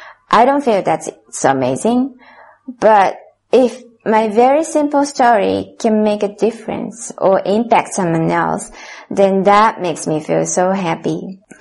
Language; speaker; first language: English; non-native, fluent; Japanese